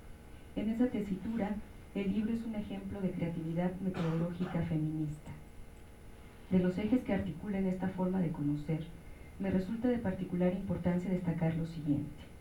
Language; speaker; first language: Spanish; native; Spanish